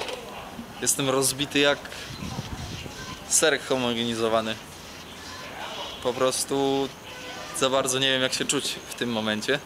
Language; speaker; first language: Polish; native; Polish